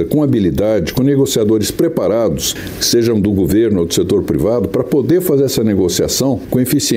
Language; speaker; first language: Portuguese; native; Portuguese